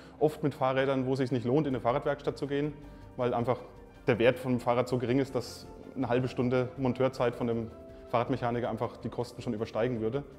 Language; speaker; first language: German; native; German